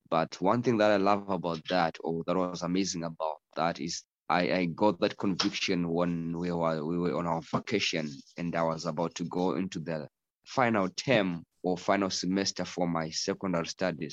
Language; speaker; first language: English; non-native, local second language; Shona